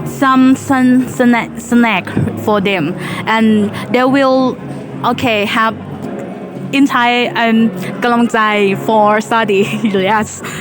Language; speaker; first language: English; non-native, learner; Thai